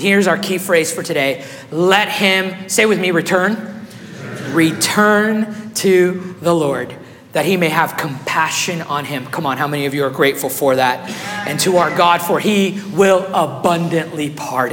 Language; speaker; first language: English; non-native, fluent; Spanish